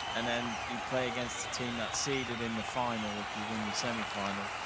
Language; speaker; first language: English; native; English